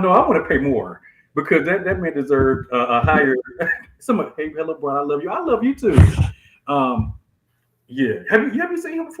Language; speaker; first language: English; native; English